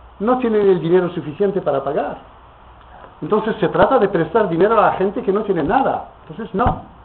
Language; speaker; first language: Spanish; non-native, fluent; French